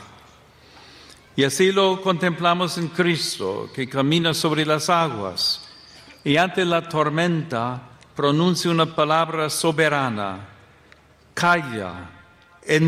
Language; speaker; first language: Spanish; non-native, fluent; English